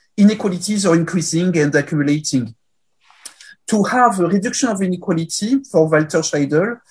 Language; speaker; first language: English; non-native, fluent; French